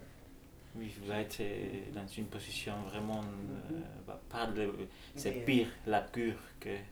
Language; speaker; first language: French; non-native, fluent; Spanish